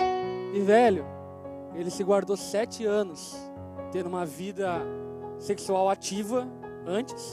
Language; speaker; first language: Portuguese; native; Portuguese